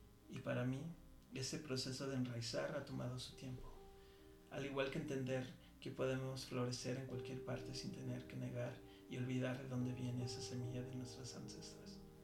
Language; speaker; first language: Spanish; early bilingual, heritage; Spanish